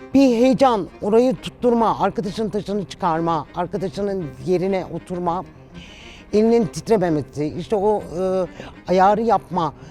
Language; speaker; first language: Turkish; native; Turkish